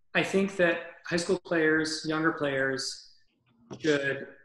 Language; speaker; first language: English; native; English